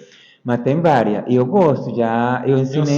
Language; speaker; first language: Portuguese; non-native, fluent; Spanish